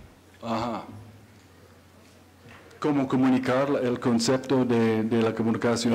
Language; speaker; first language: Spanish; non-native, learner; English